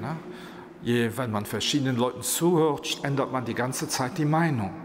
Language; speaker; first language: German; non-native, local second language; Luxembourgish